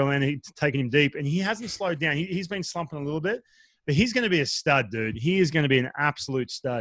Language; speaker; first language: English; native; English